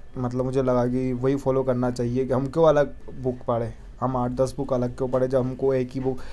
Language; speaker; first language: Hindi; native; Hindi